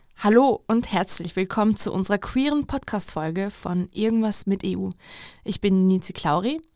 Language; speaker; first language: German; early bilingual, other home language; Georgian